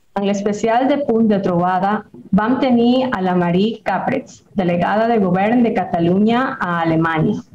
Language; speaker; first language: Catalan; non-native, fluent; Spanish